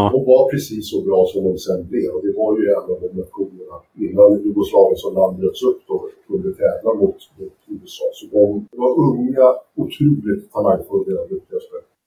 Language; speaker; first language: Swedish; native; Swedish